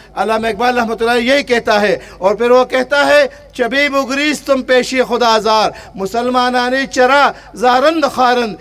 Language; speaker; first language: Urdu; non-native, local second language; Pashto